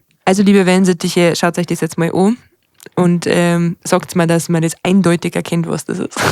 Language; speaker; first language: German; native; German